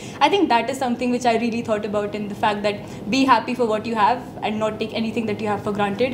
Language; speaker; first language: English; non-native, local second language; Hindi